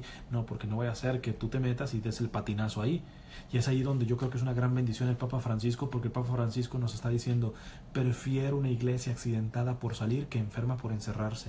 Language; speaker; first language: Spanish; native; Spanish